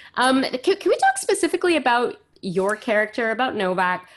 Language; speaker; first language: English; native; English